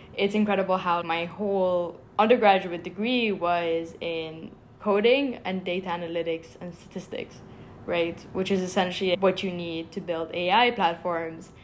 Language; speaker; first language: English; non-native, fluent; Arabic